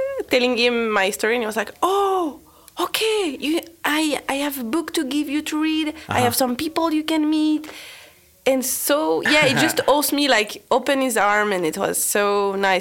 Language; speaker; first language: English; non-native, fluent; French